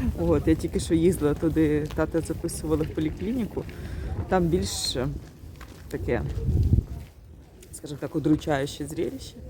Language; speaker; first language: Ukrainian; native; Ukrainian